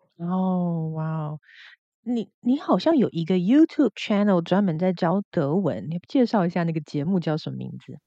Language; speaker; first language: Chinese; native; Chinese